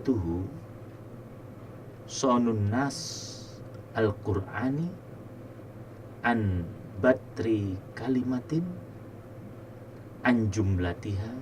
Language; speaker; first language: Arabic; non-native, fluent; Indonesian